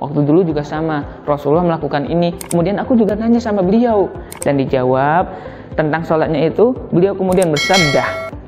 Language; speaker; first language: Indonesian; native; Indonesian